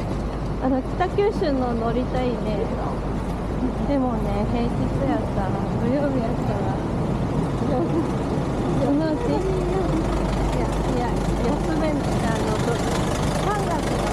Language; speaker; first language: Japanese; native; Japanese